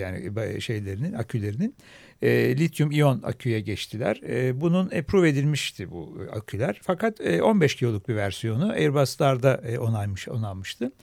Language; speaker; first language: Turkish; native; Turkish